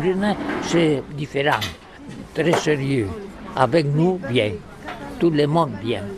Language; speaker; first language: French; non-native, learner; Catalan